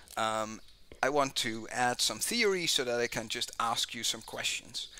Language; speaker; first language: English; non-native, fluent; Dutch